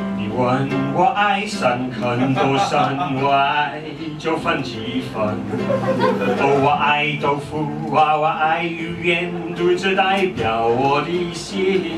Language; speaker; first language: Chinese; non-native, fluent; English